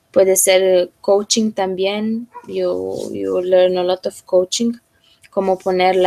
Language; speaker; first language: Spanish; non-native, learner; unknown